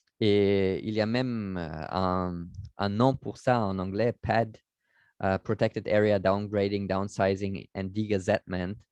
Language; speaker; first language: French; non-native, learner; German